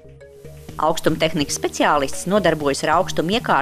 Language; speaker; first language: Latvian; native; Latvian